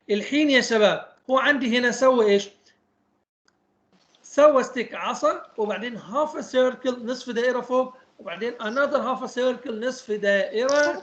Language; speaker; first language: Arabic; native; Arabic